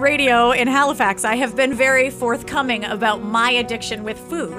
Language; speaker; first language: English; native; English